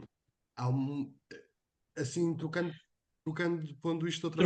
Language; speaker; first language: Portuguese; native; Portuguese